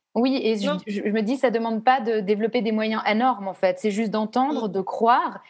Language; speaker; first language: French; native; French